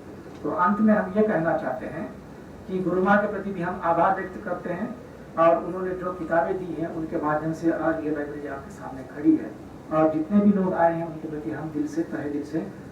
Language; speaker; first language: Hindi; native; Hindi